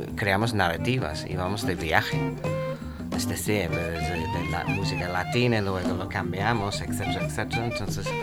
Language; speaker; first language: Spanish; non-native, fluent; English